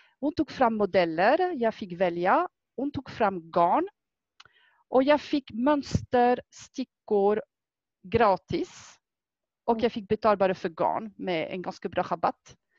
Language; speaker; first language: Swedish; non-native, fluent; French